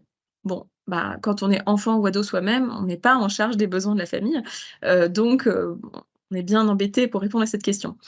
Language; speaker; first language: French; native; French